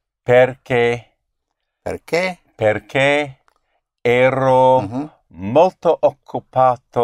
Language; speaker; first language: Italian; non-native, learner; English